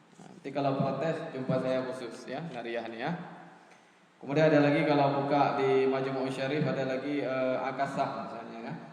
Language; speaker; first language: Malay; non-native, local second language; Achinese